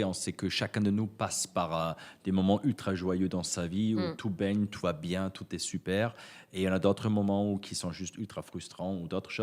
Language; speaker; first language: French; native; French